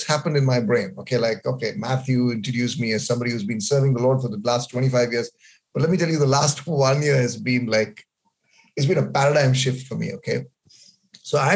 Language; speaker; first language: English; non-native, local second language; Malayalam